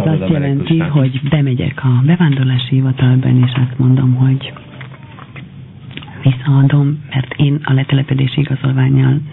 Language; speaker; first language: Hungarian; non-native, fluent; Albanian